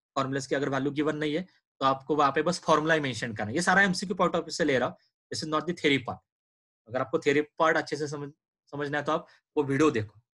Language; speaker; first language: Hindi; non-native, local second language; Marathi